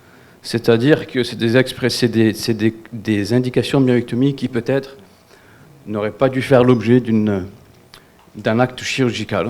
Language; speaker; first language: French; non-native, local second language; Wolof